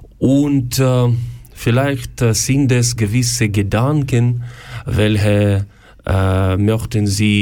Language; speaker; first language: German; non-native, learner; Ukrainian